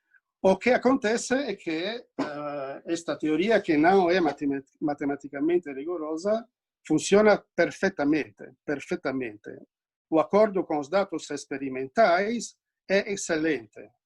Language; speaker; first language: Portuguese; non-native, fluent; Italian